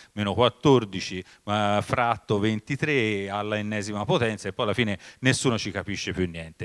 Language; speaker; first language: Italian; native; Italian